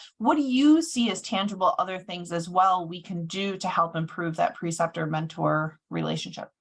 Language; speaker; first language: English; native; English